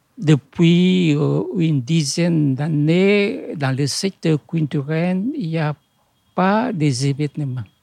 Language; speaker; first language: French; non-native, fluent; Vietnamese